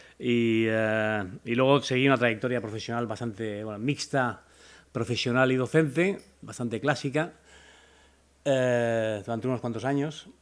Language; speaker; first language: Spanish; native; Spanish